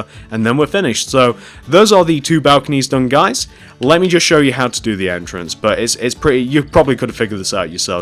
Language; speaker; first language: English; native; English